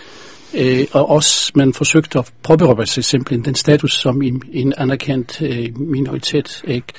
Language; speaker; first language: Danish; non-native, fluent; Polish